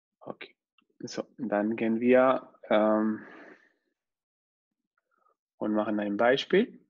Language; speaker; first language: German; non-native, fluent; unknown